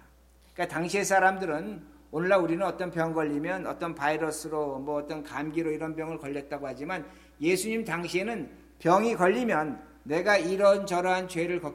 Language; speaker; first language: Korean; native; Korean